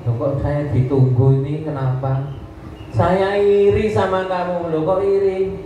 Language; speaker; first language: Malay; non-native, local second language; Javanese